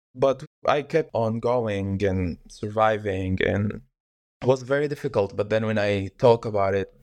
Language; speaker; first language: English; non-native, fluent; Arabic